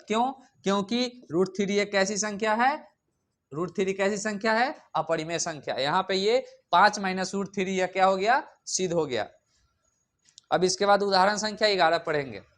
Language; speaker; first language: Hindi; native; Hindi